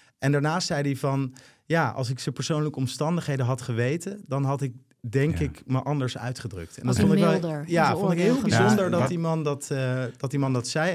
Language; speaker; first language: Dutch; native; Dutch